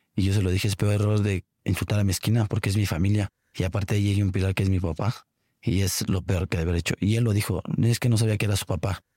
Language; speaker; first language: Spanish; native; Spanish